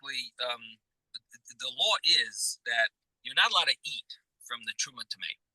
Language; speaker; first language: English; native; English